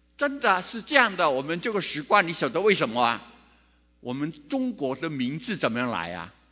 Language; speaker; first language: Chinese; non-native, local second language; Cantonese